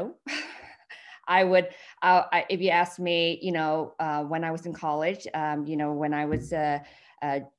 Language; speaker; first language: English; early bilingual, other home language; Vietnamese